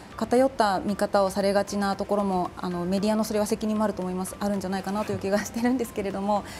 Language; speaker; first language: Japanese; native; Japanese